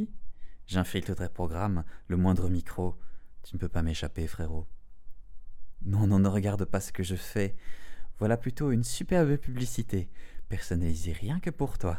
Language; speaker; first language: French; native; French